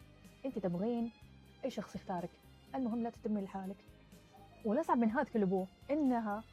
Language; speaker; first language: Arabic; native; Arabic